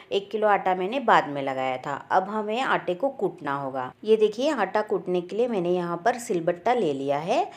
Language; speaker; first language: Hindi; native; Hindi